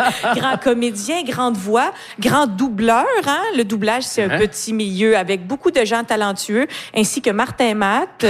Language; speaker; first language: French; native; French